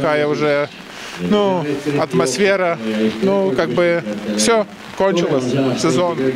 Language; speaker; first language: Russian; non-native, local second language; Lithuanian